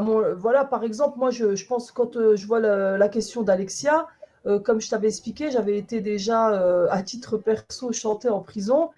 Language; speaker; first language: French; native; French